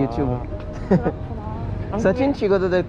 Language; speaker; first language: Korean; non-native, learner; French